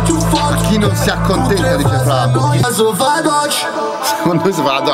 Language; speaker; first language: Italian; native; Italian